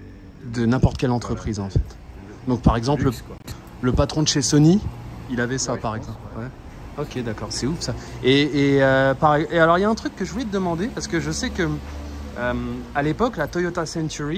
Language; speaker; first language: French; native; French